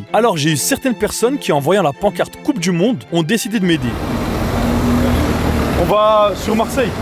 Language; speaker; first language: French; native; French